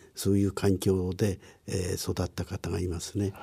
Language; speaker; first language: Japanese; native; Japanese